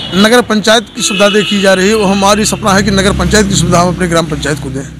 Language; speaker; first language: Hindi; native; Hindi